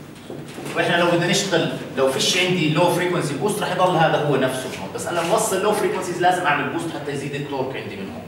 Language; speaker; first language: Arabic; native; Arabic